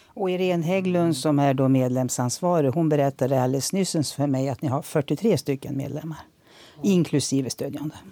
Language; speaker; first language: Swedish; native; Swedish